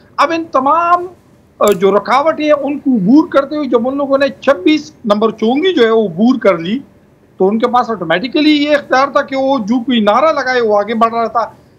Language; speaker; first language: Urdu; non-native, local second language; Pashto